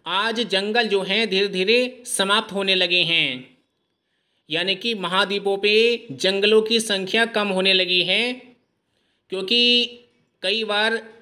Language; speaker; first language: Hindi; native; Hindi